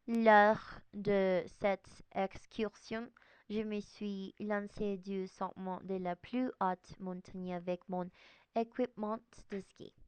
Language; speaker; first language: French; non-native, learner; Spanish